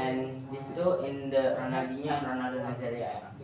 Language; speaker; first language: English; non-native, learner; Indonesian